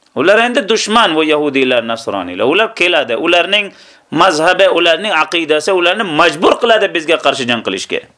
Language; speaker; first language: Uzbek; native; Uzbek